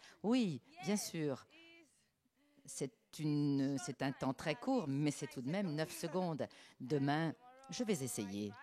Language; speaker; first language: French; non-native, learner; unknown